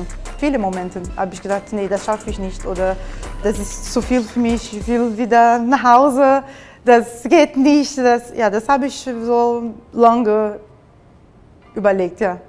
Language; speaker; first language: German; non-native, fluent; Portuguese